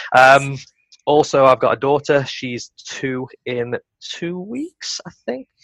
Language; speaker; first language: English; native; English